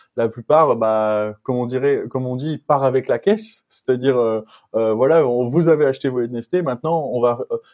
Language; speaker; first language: French; native; French